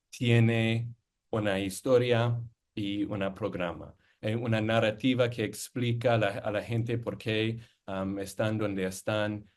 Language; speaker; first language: Spanish; non-native, fluent; English